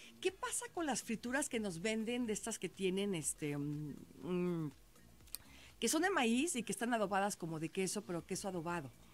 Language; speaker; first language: Spanish; native; Spanish